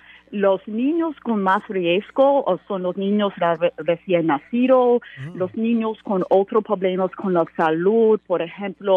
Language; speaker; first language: Spanish; non-native, learner; English